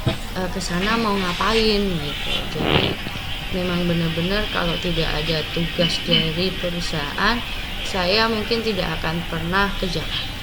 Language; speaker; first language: Indonesian; non-native, local second language; Javanese